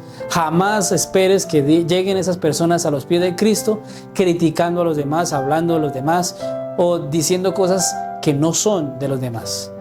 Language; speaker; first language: Spanish; native; Spanish